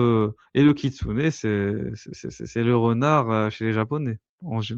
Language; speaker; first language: French; native; French